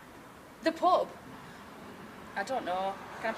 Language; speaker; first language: English; native; English